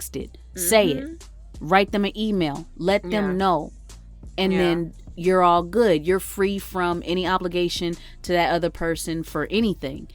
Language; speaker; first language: English; native; English